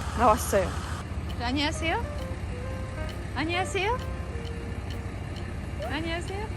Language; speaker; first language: Korean; non-native, fluent; Ukrainian